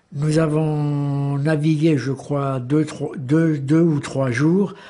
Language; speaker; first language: French; native; French